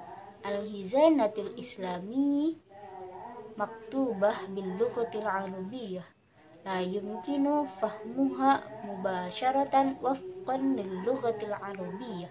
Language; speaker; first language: Arabic; non-native, learner; Indonesian